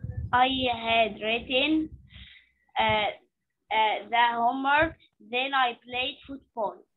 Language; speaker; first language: English; non-native, learner; Arabic